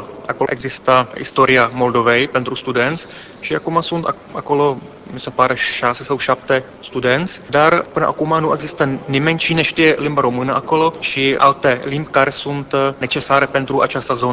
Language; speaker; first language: Romanian; non-native, fluent; Czech